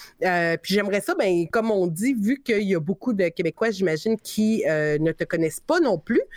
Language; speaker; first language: French; native; French